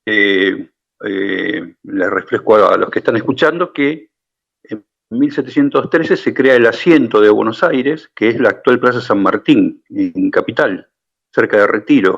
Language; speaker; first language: Spanish; native; Spanish